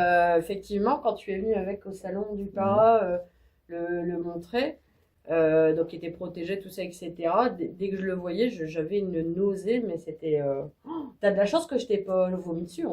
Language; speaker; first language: French; native; French